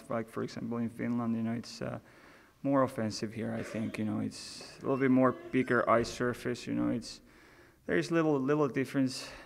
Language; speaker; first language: English; non-native, fluent; Finnish